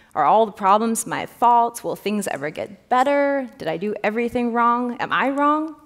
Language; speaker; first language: English; native; English